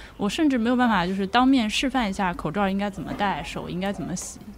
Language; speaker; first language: Chinese; native; Chinese